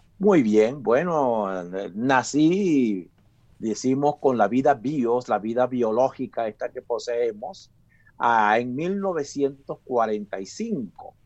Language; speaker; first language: Spanish; native; Spanish